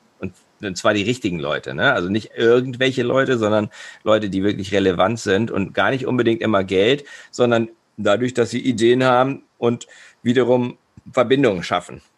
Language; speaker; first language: German; native; German